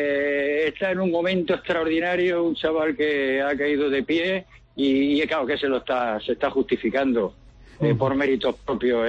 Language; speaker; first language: Spanish; native; Spanish